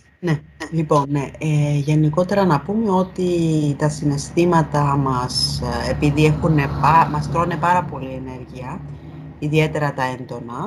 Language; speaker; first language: Greek; native; Greek